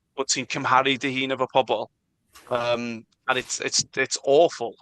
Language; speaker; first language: English; non-native, local second language; Welsh